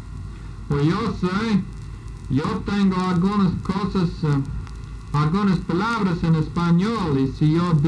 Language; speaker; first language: Spanish; non-native, learner; English